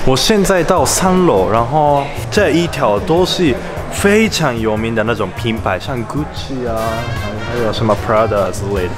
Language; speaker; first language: Chinese; non-native, learner; Japanese